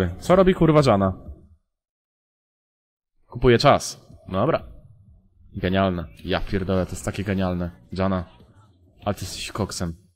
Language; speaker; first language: Polish; native; Polish